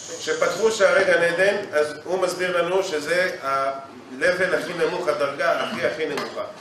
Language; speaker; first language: Hebrew; native; Hebrew